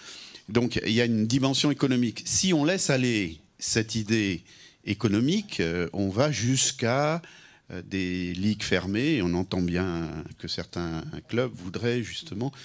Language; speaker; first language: French; native; French